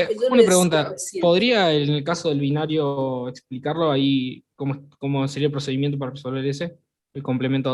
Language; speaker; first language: Spanish; native; Spanish